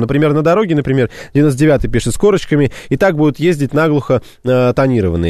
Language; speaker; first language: Russian; native; Russian